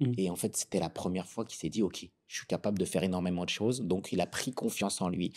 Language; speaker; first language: French; non-native, local second language; Arabic